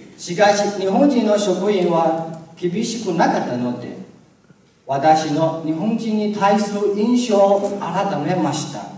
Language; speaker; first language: Japanese; non-native, learner; Chinese